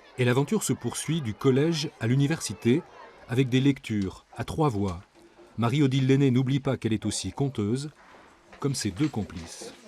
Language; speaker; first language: French; native; French